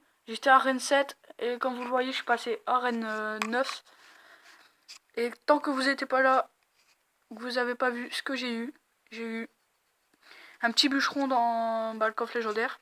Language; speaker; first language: French; native; French